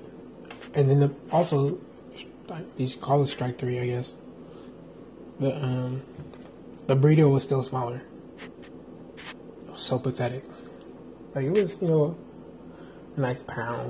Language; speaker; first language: English; native; English